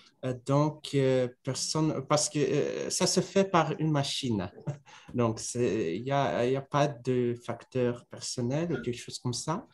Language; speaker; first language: French; non-native, fluent; Russian